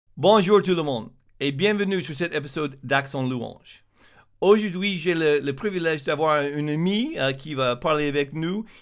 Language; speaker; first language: French; non-native, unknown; English